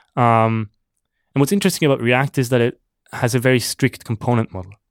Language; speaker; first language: English; non-native, fluent; German